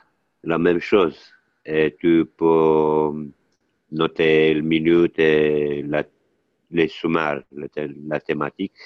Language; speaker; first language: French; non-native, learner; Italian